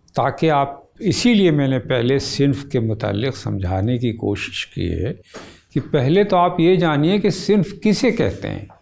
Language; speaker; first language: Urdu; native; Urdu